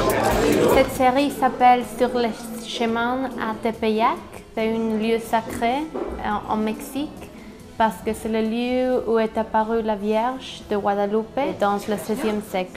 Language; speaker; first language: French; non-native, learner; Spanish